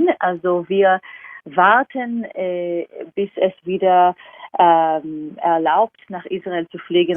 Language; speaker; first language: German; non-native, fluent; Hebrew